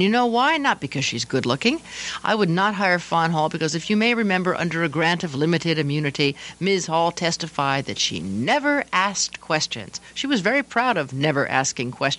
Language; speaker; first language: English; native; English